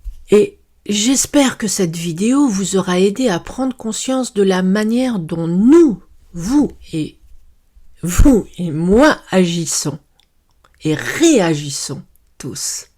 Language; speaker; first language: French; native; French